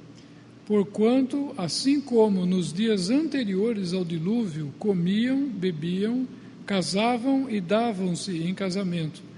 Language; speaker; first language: Portuguese; native; Portuguese